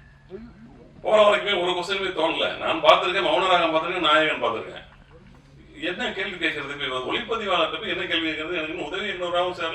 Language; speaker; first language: Tamil; native; Tamil